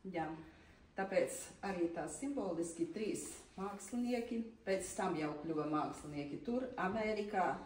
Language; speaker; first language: Latvian; native; Latvian